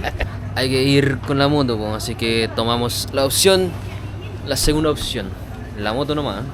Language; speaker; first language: Spanish; non-native, fluent; Indonesian